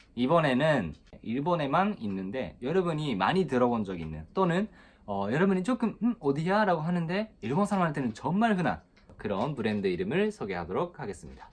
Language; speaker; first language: Korean; non-native, fluent; Japanese